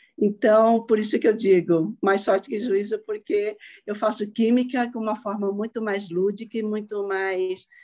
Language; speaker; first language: Portuguese; early bilingual, other home language; Cantonese